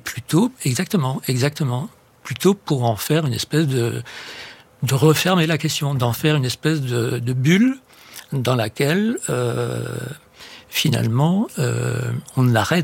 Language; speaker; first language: French; native; French